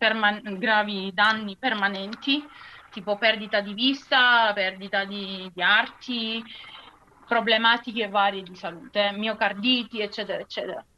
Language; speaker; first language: Italian; native; Italian